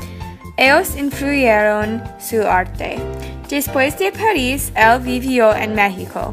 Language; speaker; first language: Spanish; non-native, learner; English